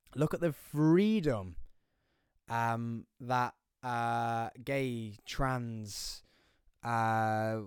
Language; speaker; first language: English; native; English